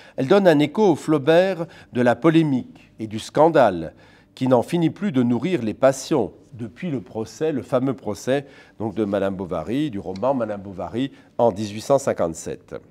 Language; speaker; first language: French; native; French